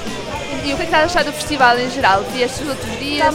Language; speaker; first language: Portuguese; native; Portuguese